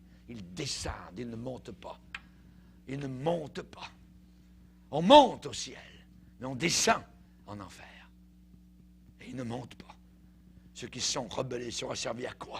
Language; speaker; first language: French; native; French